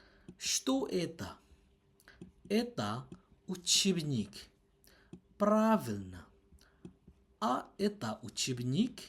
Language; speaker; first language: Russian; non-native, learner; Burmese